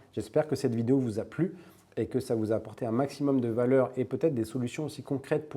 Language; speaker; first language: French; native; French